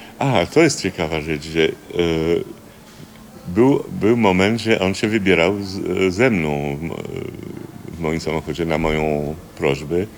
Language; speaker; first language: Polish; early bilingual, heritage; French